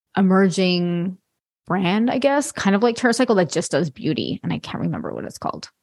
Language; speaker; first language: English; non-native, fluent; French